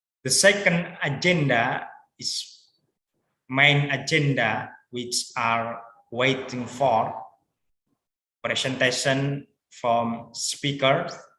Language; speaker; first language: English; non-native, learner; Indonesian